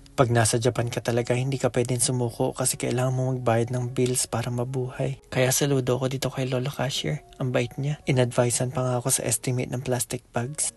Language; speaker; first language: Filipino; native; Filipino